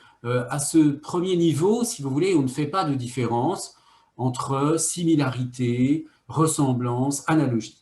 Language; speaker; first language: French; native; French